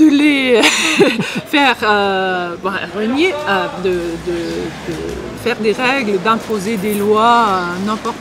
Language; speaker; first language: French; non-native, fluent; German